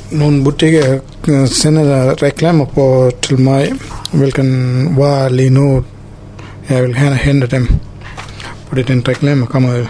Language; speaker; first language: Danish; non-native, learner; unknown